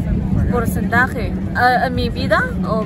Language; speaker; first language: Spanish; non-native, learner; Chinese